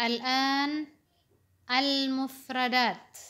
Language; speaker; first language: Arabic; non-native, fluent; Indonesian